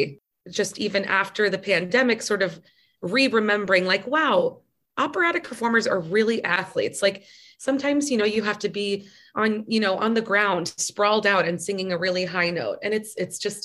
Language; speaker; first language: English; native; English